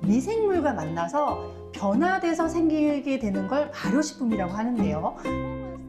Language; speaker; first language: Korean; native; Korean